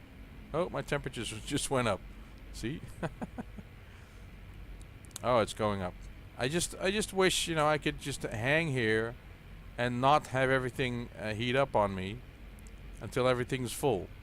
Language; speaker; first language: English; native; English